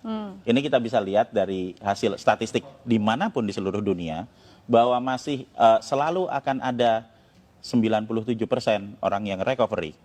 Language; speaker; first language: Indonesian; native; Indonesian